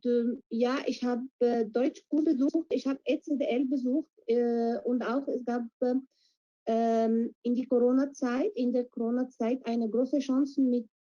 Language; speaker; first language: German; non-native, fluent; Arabic